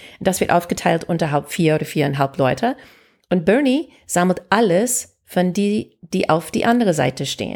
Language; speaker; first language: German; non-native, fluent; English